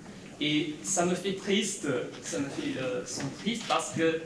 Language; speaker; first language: French; non-native, fluent; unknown